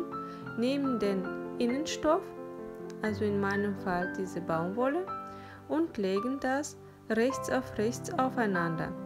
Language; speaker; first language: German; non-native, fluent; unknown